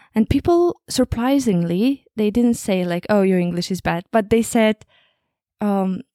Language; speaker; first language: English; non-native, fluent; Kazakh